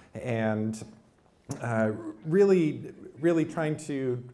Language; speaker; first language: English; native; English